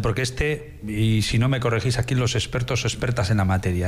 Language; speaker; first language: Spanish; native; Spanish